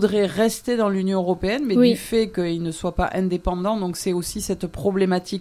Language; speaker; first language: French; native; French